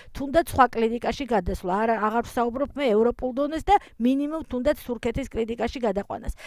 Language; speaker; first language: Georgian; native; Georgian